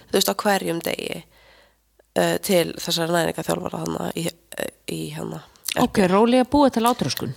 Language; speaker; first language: Icelandic; native; Icelandic